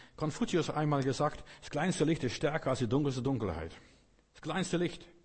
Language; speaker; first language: German; non-native, fluent; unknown